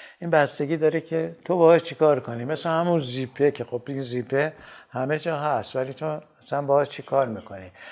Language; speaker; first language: Persian; native; Persian